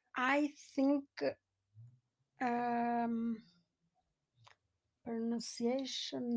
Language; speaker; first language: English; non-native, learner; Portuguese